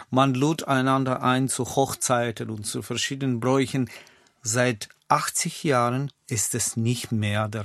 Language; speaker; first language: German; non-native, fluent; Russian